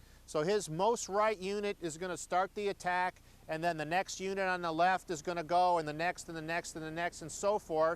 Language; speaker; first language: English; native; English